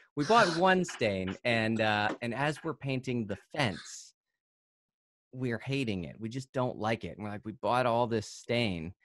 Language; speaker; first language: English; native; English